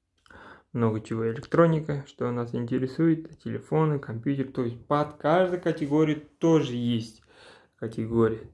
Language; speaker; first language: Russian; non-native, local second language; Kazakh